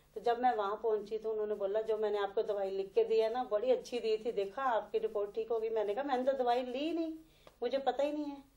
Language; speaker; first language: Hindi; non-native, local second language; Punjabi